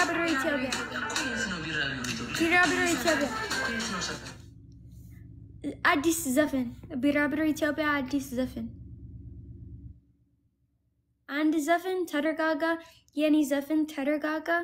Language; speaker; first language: Amharic; non-native, learner; English